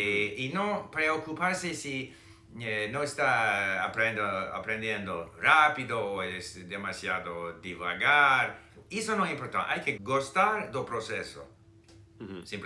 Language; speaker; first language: Portuguese; non-native, fluent; English